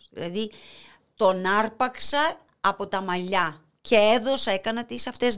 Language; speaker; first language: Greek; non-native, fluent; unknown